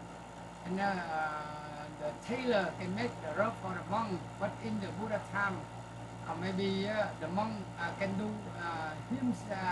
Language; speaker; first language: English; non-native, learner; Vietnamese